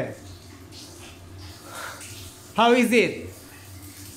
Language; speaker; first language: English; non-native, learner; Japanese